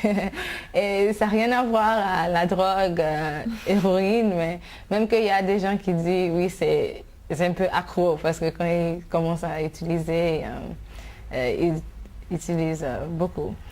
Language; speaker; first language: French; non-native, fluent; English